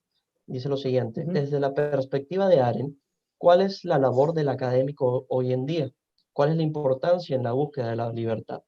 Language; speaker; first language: Spanish; native; Spanish